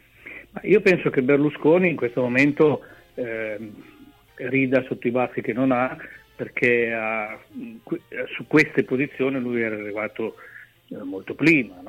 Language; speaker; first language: Italian; native; Italian